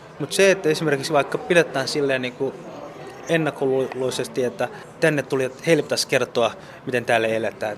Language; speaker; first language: Finnish; early bilingual, other home language; Somali